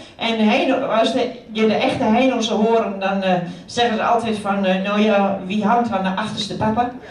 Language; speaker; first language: Dutch; native; Dutch